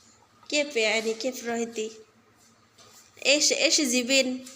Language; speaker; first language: Arabic; non-native, learner; Bangla